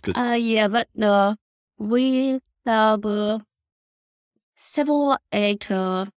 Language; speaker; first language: English; non-native, learner; Japanese